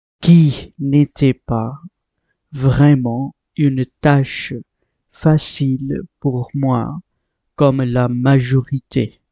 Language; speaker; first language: French; non-native, fluent; Marathi